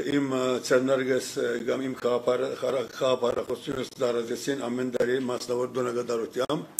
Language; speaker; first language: Armenian; early bilingual, heritage; Armenian